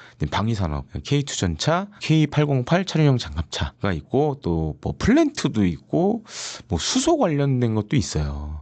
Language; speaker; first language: Korean; native; Korean